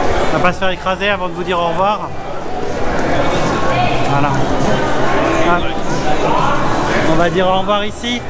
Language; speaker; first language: French; native; French